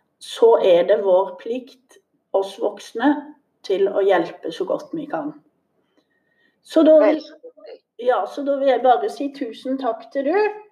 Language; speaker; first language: Norwegian; native; Norwegian